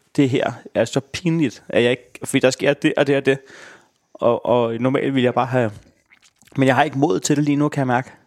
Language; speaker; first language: Danish; native; Danish